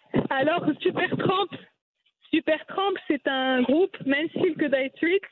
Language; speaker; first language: French; non-native, local second language; Arabic